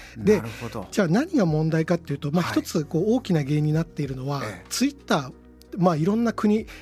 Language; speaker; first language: Japanese; native; Japanese